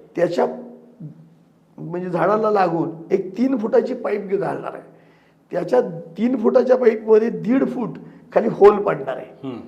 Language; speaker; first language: Marathi; native; Marathi